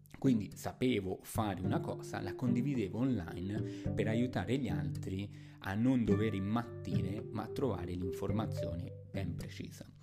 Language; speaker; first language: Italian; non-native, fluent; Spanish